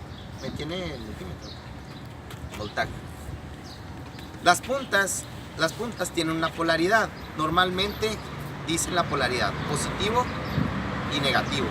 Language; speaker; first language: Spanish; native; Spanish